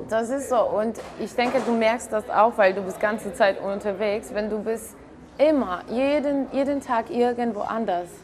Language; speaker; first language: German; non-native, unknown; Polish